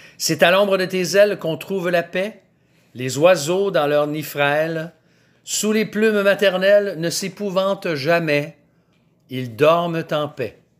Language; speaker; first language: French; native; French